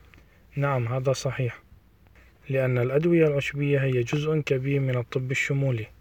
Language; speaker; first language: Arabic; native; Arabic